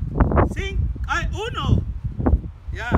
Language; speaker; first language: Spanish; native; Spanish